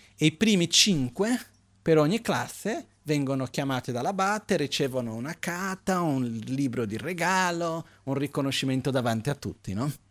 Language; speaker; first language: Italian; non-native, fluent; Portuguese